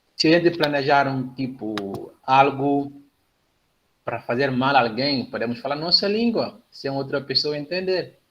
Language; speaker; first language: Portuguese; non-native, local second language; Upper Guinea Crioulo